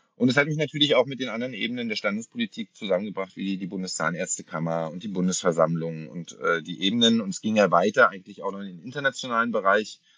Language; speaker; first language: German; native; German